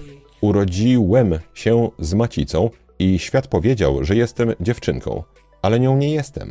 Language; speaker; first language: Polish; native; Polish